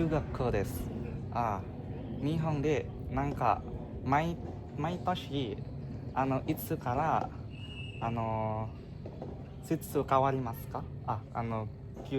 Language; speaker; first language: Japanese; non-native, learner; Indonesian